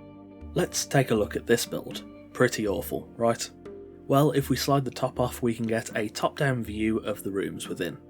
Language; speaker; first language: English; native; English